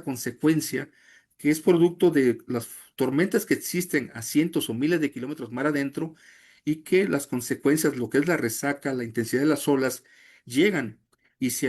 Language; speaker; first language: Spanish; native; Spanish